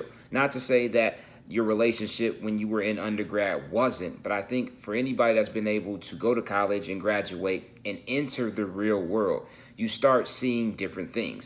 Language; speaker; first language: English; native; English